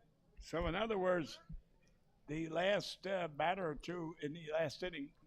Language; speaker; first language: English; native; English